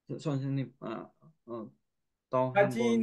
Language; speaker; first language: Korean; non-native, learner; Vietnamese